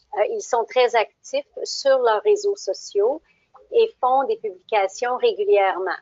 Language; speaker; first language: French; native; French